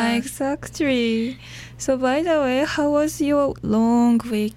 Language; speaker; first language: English; non-native, learner; Japanese